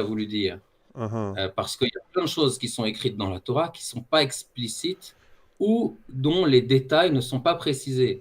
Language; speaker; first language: French; native; French